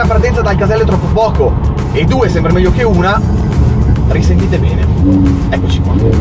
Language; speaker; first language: Italian; native; Italian